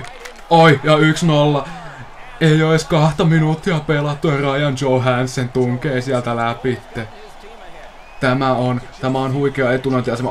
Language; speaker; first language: Finnish; native; Finnish